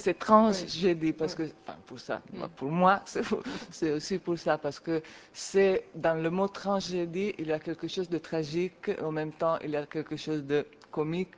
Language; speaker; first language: French; non-native, fluent; Italian